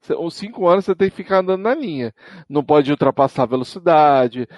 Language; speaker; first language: Portuguese; native; Portuguese